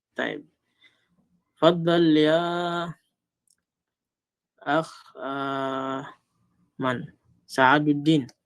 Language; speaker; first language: Arabic; non-native, fluent; Filipino